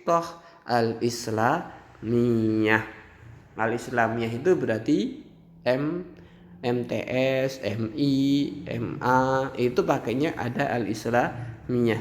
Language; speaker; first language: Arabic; non-native, fluent; Indonesian